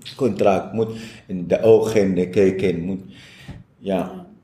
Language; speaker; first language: Dutch; non-native, learner; Arabic